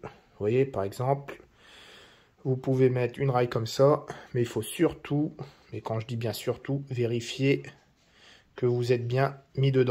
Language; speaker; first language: French; native; French